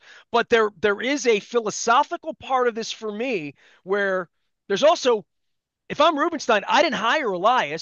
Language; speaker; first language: English; native; English